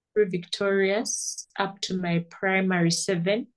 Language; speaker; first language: English; non-native, local second language; Ganda